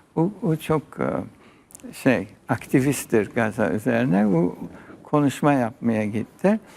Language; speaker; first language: Turkish; early bilingual, heritage; Arabic